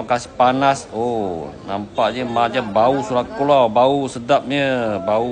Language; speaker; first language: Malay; non-native, local second language; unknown